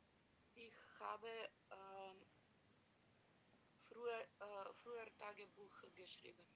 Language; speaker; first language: German; non-native, learner; Macedonian